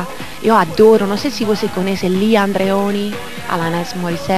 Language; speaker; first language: Portuguese; non-native, learner; Italian